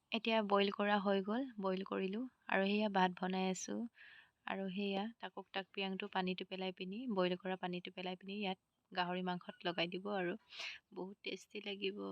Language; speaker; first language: Assamese; non-native, local second language; Mising